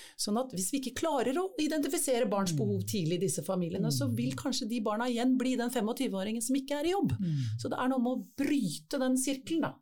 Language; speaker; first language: Norwegian; native; Norwegian